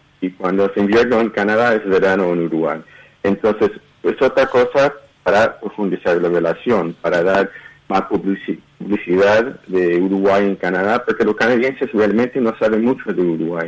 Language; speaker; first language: Spanish; early bilingual, heritage; Spanish